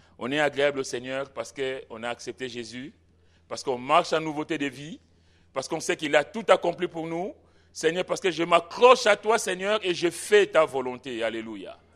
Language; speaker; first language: French; non-native, local second language; Lingala